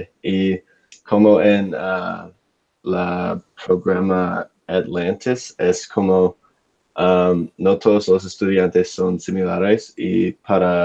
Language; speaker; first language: Spanish; non-native, learner; English